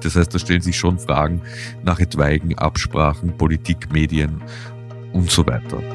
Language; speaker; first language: German; native; German